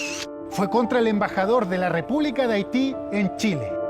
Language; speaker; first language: Spanish; native; Spanish